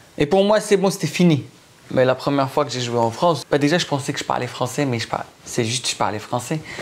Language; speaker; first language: French; non-native, local second language; Arabic